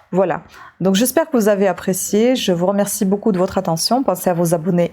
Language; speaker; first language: French; non-native, fluent; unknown